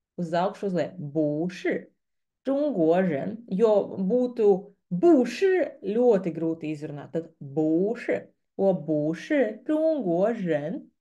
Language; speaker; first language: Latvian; non-native, local second language; Russian